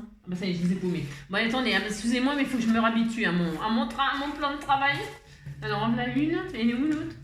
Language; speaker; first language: French; native; French